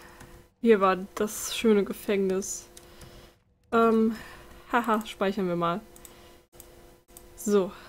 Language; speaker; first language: German; native; German